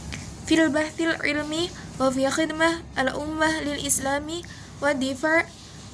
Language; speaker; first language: Arabic; non-native, learner; Indonesian